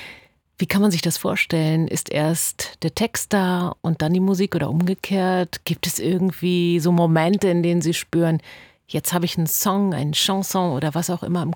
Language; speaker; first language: German; native; German